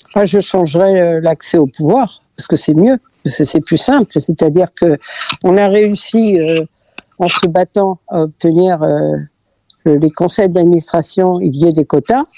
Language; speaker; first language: French; early bilingual, other home language; Catalan